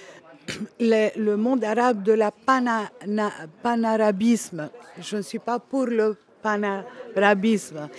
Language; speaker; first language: French; non-native, local second language; Arabic